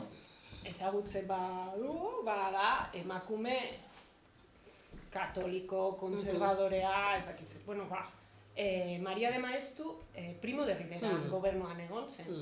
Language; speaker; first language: Basque; non-native, fluent; Catalan